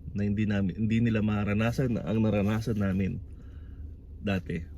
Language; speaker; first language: Filipino; native; Filipino